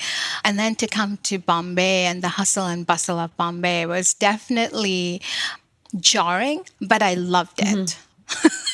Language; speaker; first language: English; non-native, local second language; Malayalam